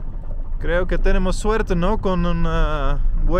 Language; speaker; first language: Spanish; non-native, learner; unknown